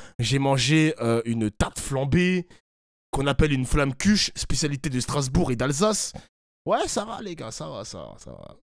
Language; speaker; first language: French; native; French